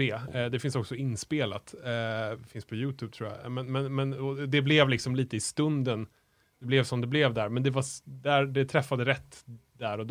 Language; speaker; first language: Swedish; native; Swedish